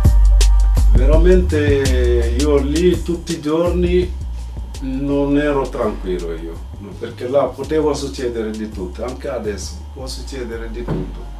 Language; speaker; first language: Italian; non-native, fluent; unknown